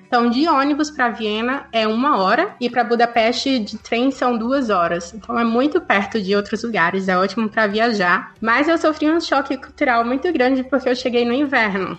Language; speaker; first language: Portuguese; native; Portuguese